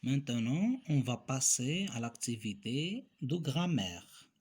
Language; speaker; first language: French; non-native, local second language; Arabic